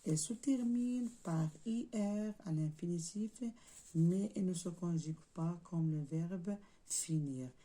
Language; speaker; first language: French; non-native, local second language; Arabic